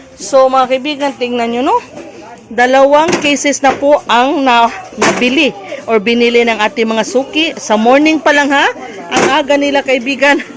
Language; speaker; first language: Filipino; non-native, local second language; Cebuano